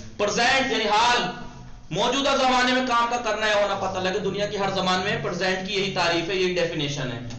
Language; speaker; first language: Urdu; native; Urdu